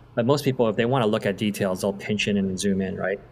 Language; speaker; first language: English; native; English